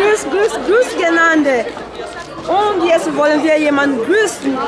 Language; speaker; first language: German; non-native, learner; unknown